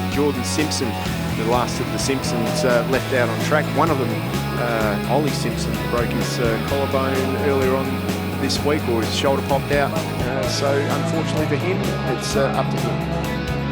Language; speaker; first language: English; native; English